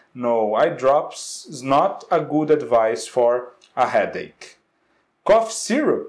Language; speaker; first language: English; non-native, fluent; Portuguese